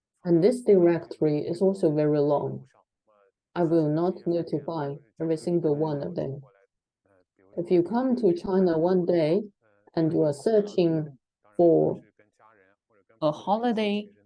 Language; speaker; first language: English; non-native, fluent; Chinese